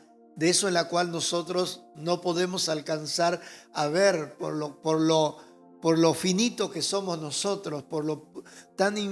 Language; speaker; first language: Spanish; native; Spanish